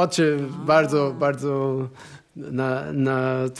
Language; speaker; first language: Polish; non-native, learner; Portuguese